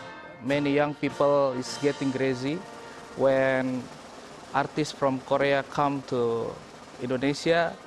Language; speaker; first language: English; non-native, learner; Indonesian